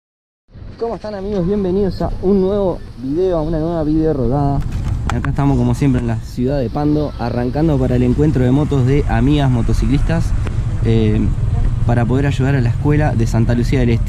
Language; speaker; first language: Spanish; native; Spanish